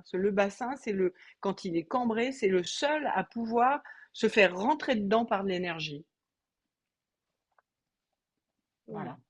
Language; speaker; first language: French; native; French